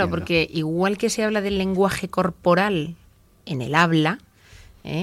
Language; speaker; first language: Spanish; native; Spanish